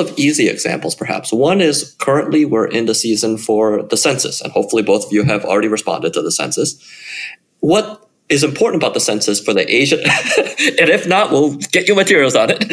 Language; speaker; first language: English; native; English